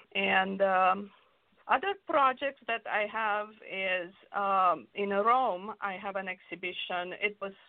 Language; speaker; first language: English; non-native, fluent; Romanian